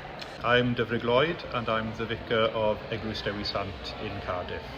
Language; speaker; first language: Welsh; native; Welsh